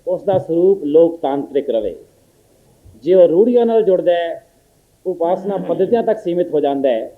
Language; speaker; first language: Hindi; non-native, local second language; Punjabi